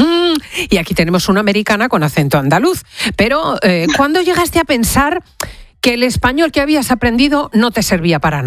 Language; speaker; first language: Spanish; native; Spanish